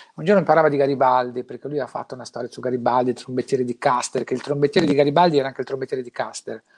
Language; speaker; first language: Italian; native; Italian